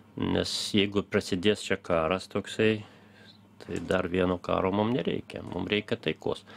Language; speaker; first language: Lithuanian; early bilingual, heritage; Lithuanian